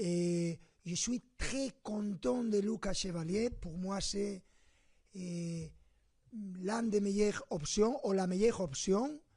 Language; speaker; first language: French; non-native, fluent; Spanish